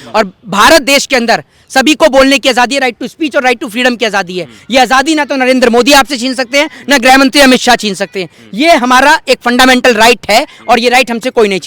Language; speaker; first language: Hindi; native; Hindi